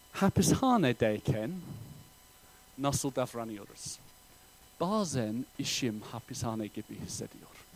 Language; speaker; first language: Turkish; non-native, fluent; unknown